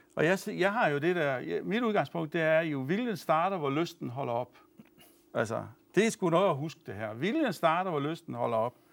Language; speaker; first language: Danish; native; Danish